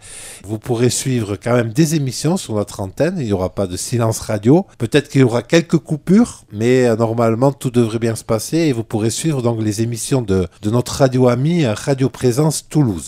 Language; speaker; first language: French; native; French